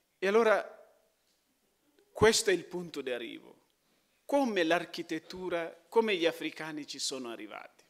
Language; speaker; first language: Italian; non-native, fluent; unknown